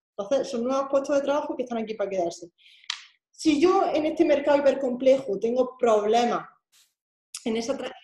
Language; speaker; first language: Spanish; native; Spanish